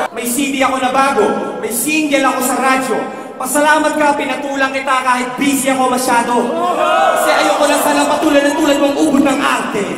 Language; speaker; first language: Filipino; native; Filipino